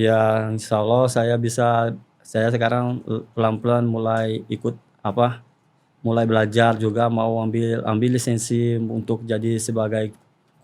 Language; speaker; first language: Indonesian; non-native, fluent; Portuguese